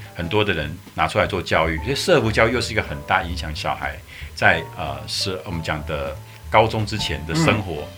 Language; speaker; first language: Chinese; native; Chinese